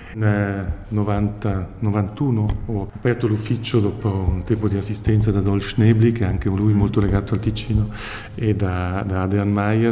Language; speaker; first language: Italian; non-native, fluent; German